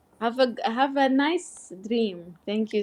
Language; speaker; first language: English; non-native, learner; Arabic